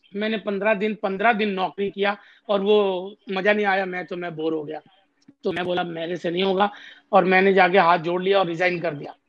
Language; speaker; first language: Hindi; native; Hindi